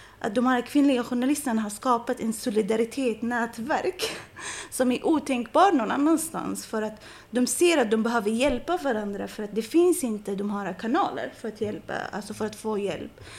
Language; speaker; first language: Swedish; non-native, fluent; Arabic